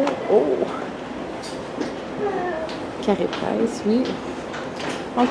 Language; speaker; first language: French; native; French